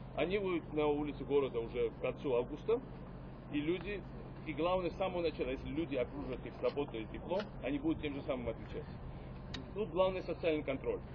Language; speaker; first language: Russian; non-native, local second language; Georgian